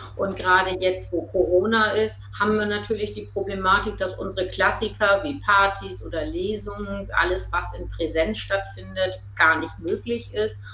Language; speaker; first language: German; native; German